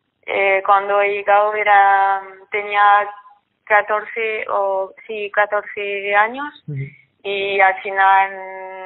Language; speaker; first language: Spanish; non-native, fluent; French